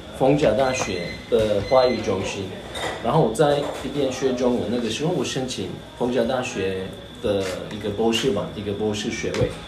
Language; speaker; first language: Chinese; non-native, fluent; Turkish